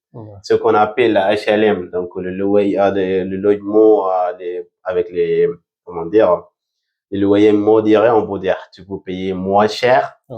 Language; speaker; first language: French; non-native, fluent; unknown